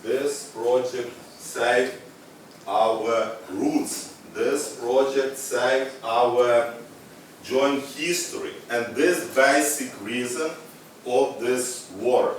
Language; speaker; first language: English; non-native, learner; Ukrainian